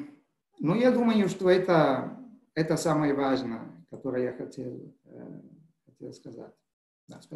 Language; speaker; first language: Russian; non-native, fluent; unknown